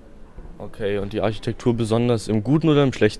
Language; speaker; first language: German; native; German